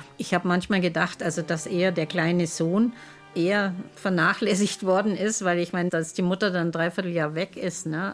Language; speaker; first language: German; native; German